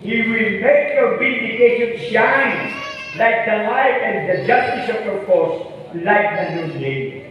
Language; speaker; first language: English; non-native, local second language; Filipino